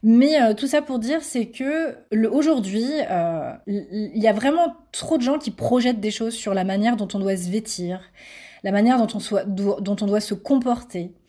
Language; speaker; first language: French; native; French